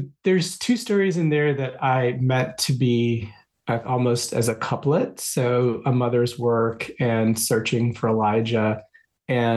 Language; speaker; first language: English; non-native, local second language; Bangla